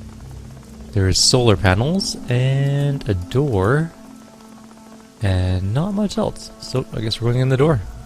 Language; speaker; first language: English; native; English